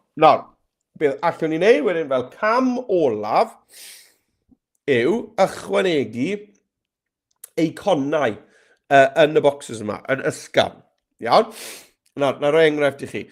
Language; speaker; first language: Welsh; native; Welsh